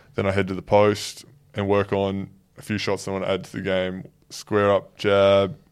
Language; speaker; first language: English; native; English